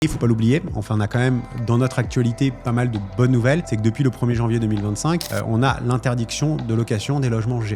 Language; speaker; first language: French; native; French